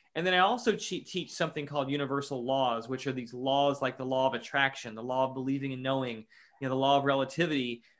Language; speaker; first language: English; native; English